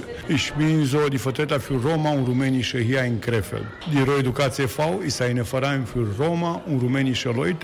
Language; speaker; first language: German; non-native, learner; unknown